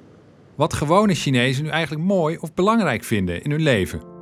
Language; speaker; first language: Dutch; native; Dutch